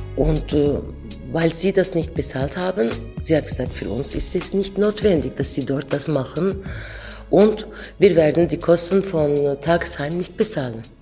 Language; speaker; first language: German; non-native, fluent; Turkish